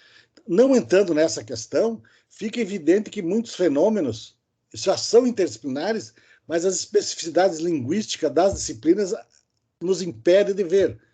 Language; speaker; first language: Portuguese; native; Portuguese